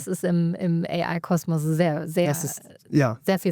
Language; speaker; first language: German; native; German